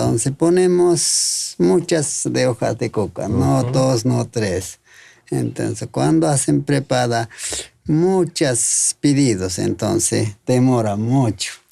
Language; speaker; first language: Spanish; non-native, local second language; Quechua